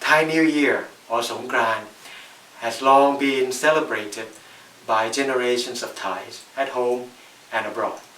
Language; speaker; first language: English; non-native, fluent; Thai